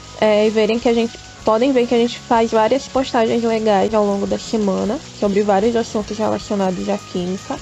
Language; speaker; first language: Portuguese; native; Portuguese